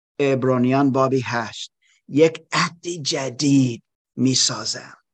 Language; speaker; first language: Persian; non-native, learner; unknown